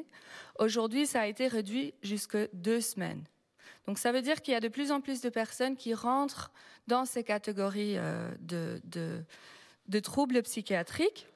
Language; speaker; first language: French; non-native, fluent; Dutch